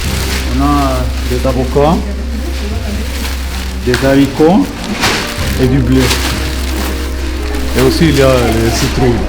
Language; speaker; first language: French; non-native, local second language; Arabic